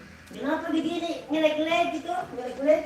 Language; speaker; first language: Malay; non-native, local second language; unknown